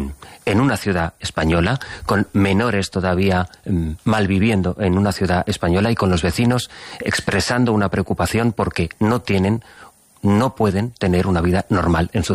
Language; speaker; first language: Spanish; native; Spanish